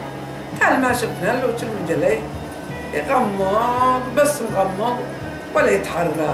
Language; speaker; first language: Arabic; native; Arabic